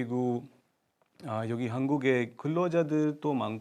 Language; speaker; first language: Korean; non-native, fluent; Urdu